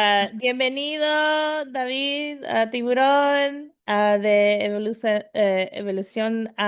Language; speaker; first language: Spanish; early bilingual, heritage; Spanish